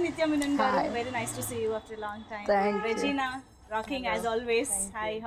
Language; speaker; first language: Telugu; native; Telugu